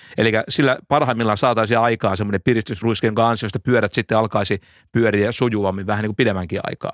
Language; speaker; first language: Finnish; native; Finnish